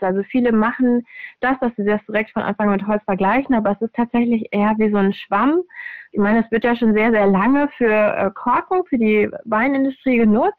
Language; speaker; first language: German; native; German